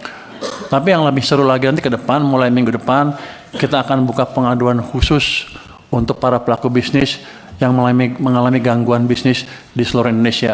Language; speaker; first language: Indonesian; native; Indonesian